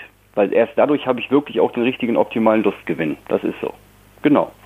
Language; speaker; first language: German; native; German